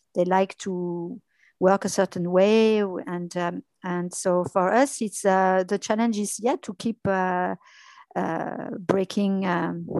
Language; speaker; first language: English; non-native, fluent; French